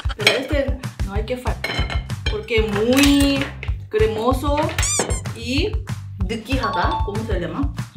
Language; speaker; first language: Spanish; non-native, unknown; Korean